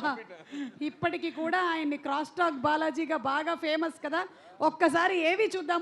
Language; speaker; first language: Telugu; native; Telugu